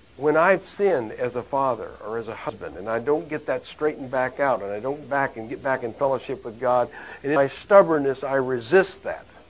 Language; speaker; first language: English; native; English